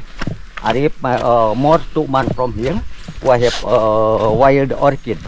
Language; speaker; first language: English; non-native, learner; Indonesian